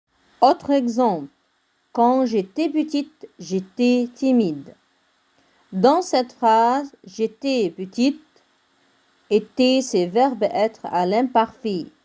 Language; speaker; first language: French; non-native, fluent; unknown